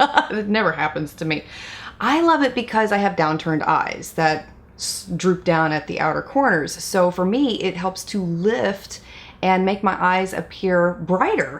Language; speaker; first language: English; native; English